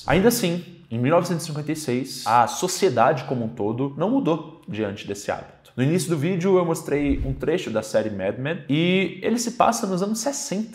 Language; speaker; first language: Portuguese; native; Portuguese